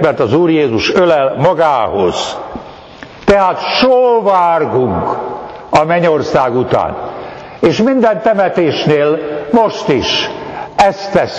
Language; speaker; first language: Hungarian; native; Hungarian